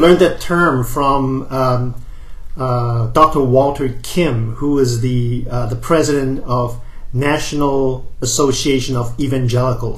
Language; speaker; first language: English; non-native, local second language; Cantonese